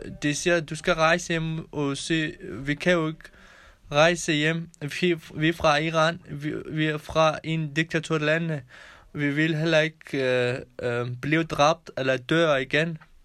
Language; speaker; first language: Danish; non-native, learner; Kurdish